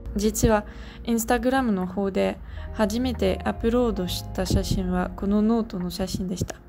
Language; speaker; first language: Japanese; non-native, fluent; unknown